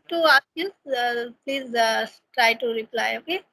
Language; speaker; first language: English; non-native, learner; Hindi